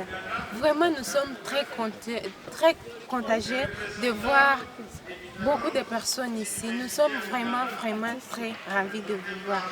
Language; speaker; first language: French; non-native, learner; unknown